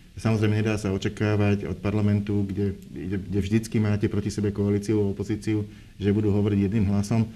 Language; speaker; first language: Slovak; native; Slovak